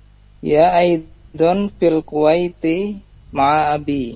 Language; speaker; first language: Arabic; non-native, learner; Indonesian